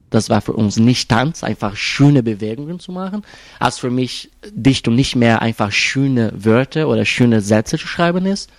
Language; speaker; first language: German; non-native, fluent; Portuguese